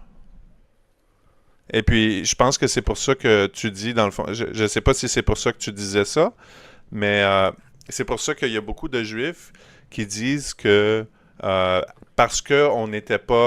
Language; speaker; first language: French; native; French